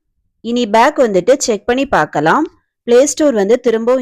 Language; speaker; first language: Tamil; native; Tamil